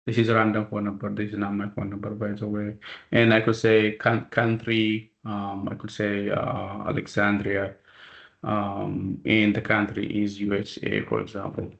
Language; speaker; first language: English; non-native, local second language; Amharic